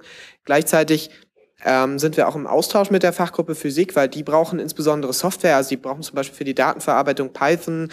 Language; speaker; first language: German; native; German